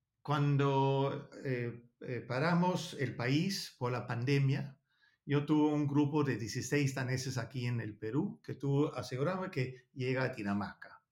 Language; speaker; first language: Spanish; non-native, learner; Danish